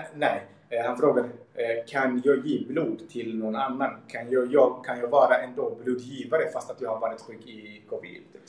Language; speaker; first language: Swedish; early bilingual, other home language; Somali